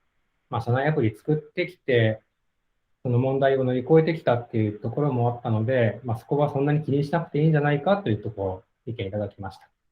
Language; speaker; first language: Japanese; native; Japanese